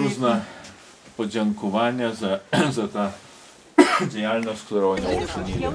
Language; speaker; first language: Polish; non-native, local second language; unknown